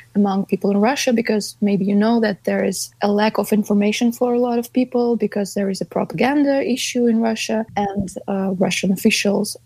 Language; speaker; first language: English; non-native, fluent; Russian